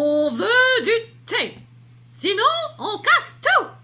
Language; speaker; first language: French; native; French